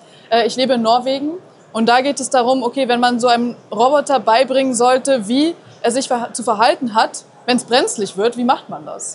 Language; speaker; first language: German; native; German